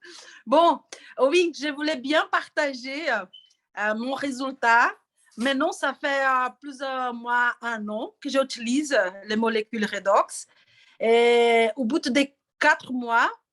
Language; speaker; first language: French; non-native, learner; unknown